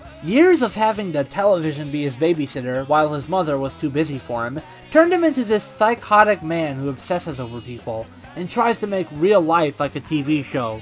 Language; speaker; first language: English; native; English